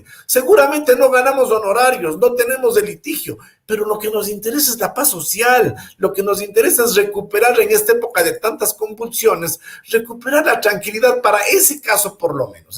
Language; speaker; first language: Spanish; native; Spanish